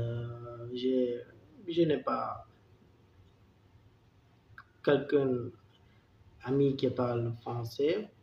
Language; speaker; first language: French; non-native, learner; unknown